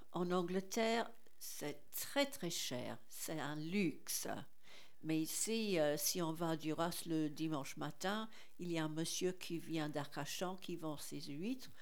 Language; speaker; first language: French; non-native, fluent; English